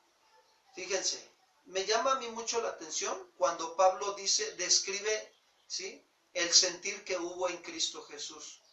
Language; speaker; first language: Spanish; native; Spanish